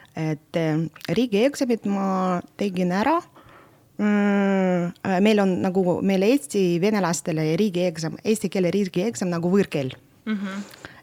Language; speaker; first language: Estonian; non-native, local second language; Russian